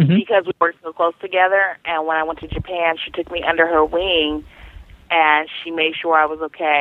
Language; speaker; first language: English; native; English